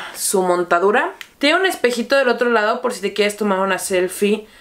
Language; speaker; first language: Spanish; native; Spanish